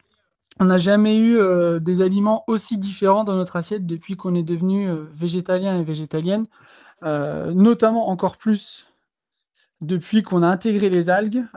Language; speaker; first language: French; native; French